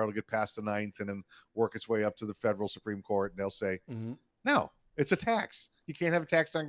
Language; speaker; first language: English; native; English